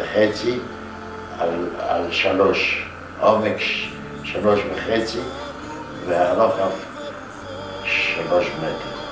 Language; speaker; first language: Hebrew; non-native, fluent; Yiddish